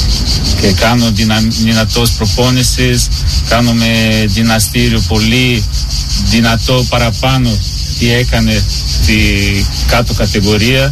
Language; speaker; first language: Greek; non-native, learner; Portuguese